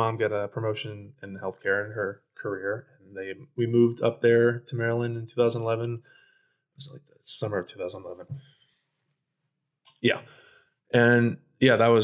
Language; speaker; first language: English; native; English